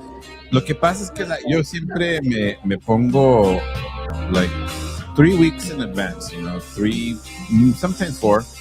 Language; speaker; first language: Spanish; early bilingual, heritage; Spanish